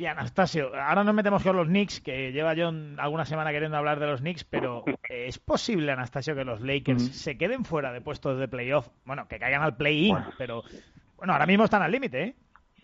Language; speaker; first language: Spanish; native; Spanish